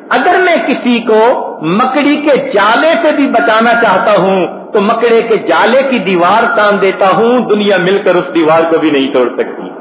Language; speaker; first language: Urdu; non-native, local second language; Punjabi